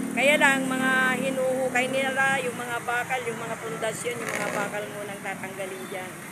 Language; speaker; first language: Filipino; non-native, local second language; Iloko